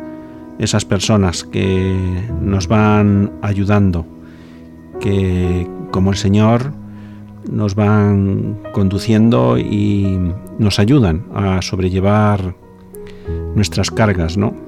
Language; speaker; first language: Spanish; native; Spanish